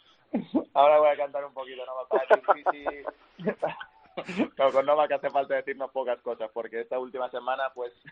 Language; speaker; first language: Spanish; native; Spanish